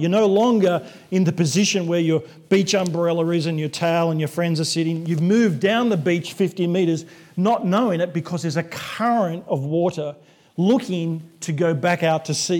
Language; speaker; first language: English; native; English